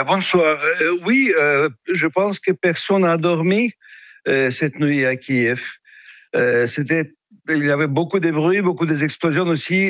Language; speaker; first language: French; non-native, fluent; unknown